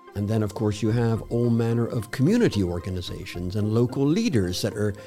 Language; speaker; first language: English; native; English